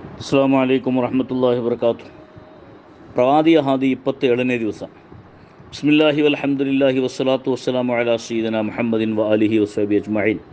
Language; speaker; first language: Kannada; non-native, local second language; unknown